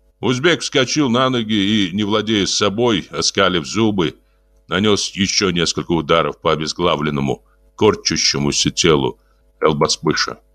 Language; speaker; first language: Russian; native; Russian